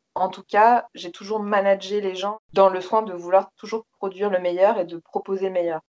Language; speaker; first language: French; native; French